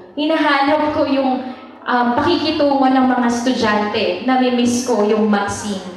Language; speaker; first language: Filipino; native; Filipino